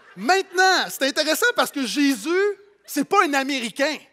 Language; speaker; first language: French; native; French